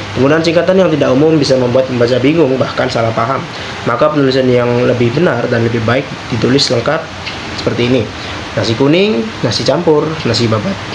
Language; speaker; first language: Indonesian; native; Indonesian